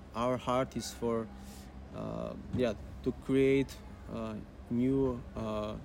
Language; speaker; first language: English; non-native, fluent; Albanian